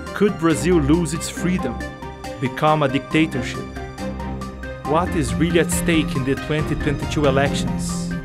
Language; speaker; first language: English; non-native, fluent; Portuguese